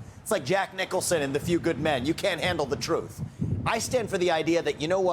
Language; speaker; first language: English; native; English